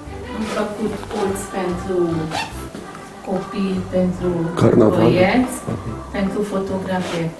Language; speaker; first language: Romanian; non-native, local second language; Hungarian